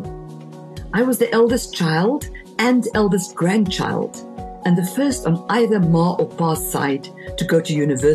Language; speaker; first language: English; non-native, local second language; Afrikaans